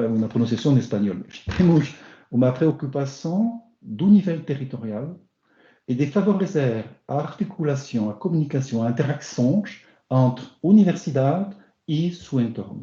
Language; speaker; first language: Portuguese; non-native, learner; French